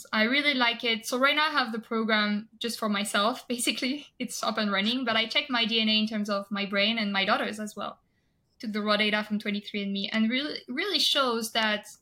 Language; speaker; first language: English; non-native, fluent; French